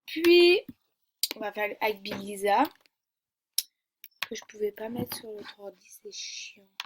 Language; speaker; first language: French; native; French